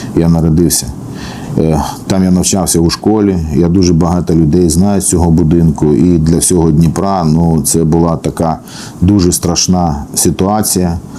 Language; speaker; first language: Ukrainian; non-native, local second language; Russian